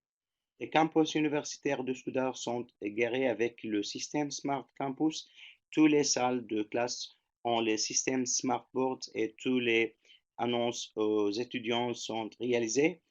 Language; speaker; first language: French; non-native, fluent; Turkish